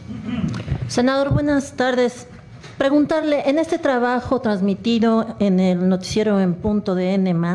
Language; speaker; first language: Spanish; native; Spanish